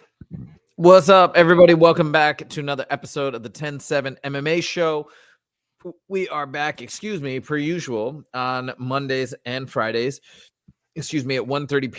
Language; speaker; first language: English; native; English